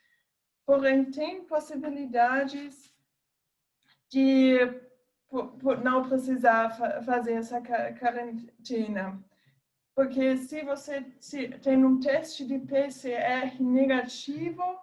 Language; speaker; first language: Portuguese; non-native, fluent; German